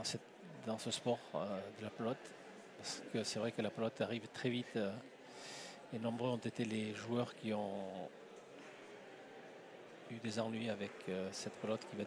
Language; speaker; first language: French; native; French